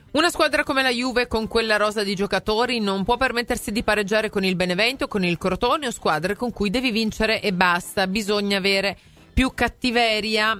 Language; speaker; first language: Italian; native; Italian